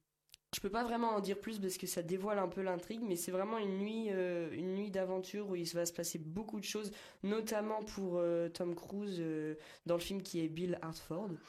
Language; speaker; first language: French; native; French